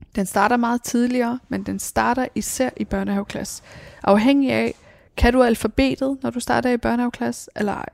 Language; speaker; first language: Danish; early bilingual, other home language; Persian